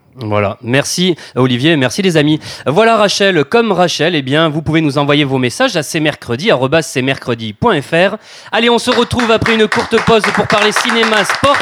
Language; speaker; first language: French; native; French